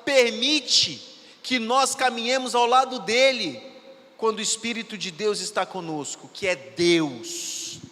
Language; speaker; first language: Portuguese; native; Portuguese